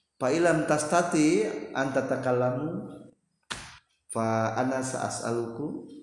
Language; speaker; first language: Arabic; non-native, fluent; Indonesian